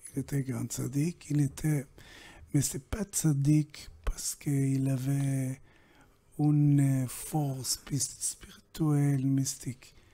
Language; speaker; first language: French; non-native, learner; Hebrew